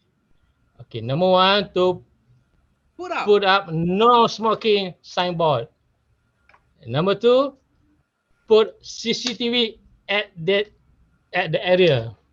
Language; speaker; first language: English; non-native, learner; Malay